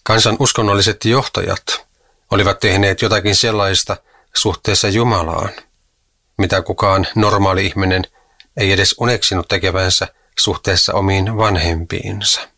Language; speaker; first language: Finnish; native; Finnish